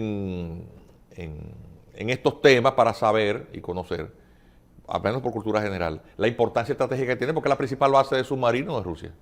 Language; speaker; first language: Spanish; native; Spanish